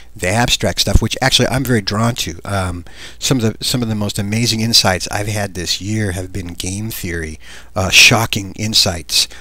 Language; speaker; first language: English; native; English